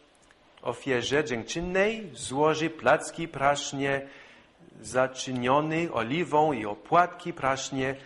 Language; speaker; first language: Polish; non-native, fluent; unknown